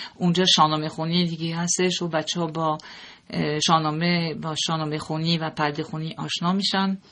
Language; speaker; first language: Persian; early bilingual, heritage; Persian